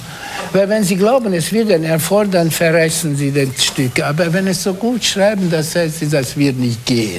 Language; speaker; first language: German; non-native, fluent; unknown